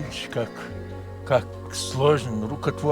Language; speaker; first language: Russian; native; Russian